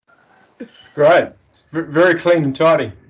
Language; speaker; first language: English; native; English